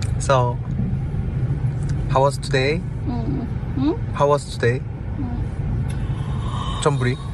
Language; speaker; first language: English; non-native, learner; Korean